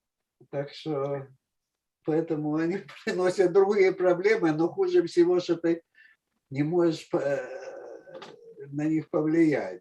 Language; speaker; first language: Russian; native; Russian